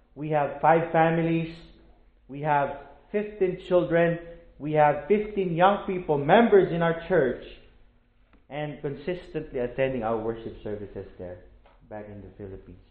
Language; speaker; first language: English; non-native, local second language; Filipino